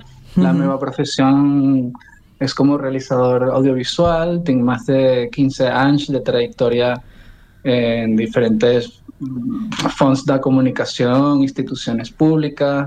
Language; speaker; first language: Catalan; non-native, learner; Spanish